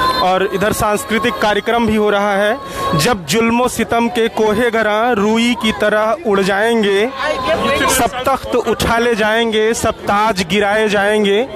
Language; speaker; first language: Hindi; native; Hindi